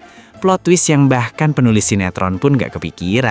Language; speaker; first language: Indonesian; native; Indonesian